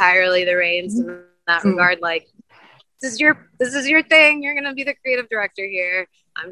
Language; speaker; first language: English; native; English